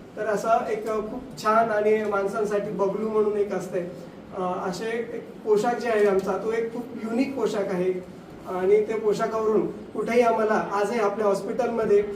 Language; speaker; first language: Marathi; non-native, local second language; Lambadi